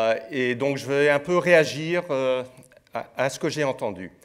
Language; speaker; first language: French; non-native, fluent; English